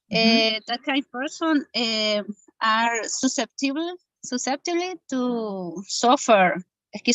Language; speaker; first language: English; non-native, learner; Spanish